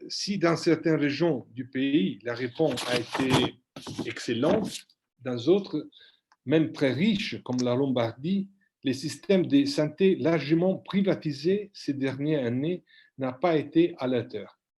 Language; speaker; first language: French; non-native, fluent; Italian